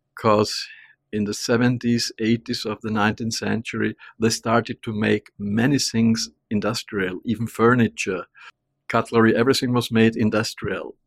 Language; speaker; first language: English; non-native, fluent; German